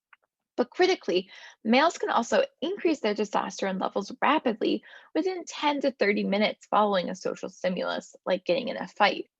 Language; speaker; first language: English; native; English